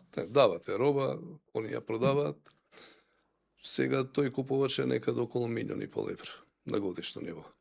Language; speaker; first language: Macedonian; native; Macedonian